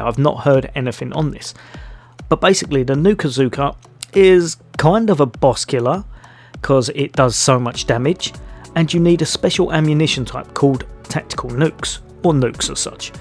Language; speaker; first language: English; native; English